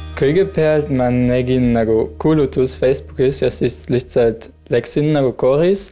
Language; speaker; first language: Estonian; non-native, learner; German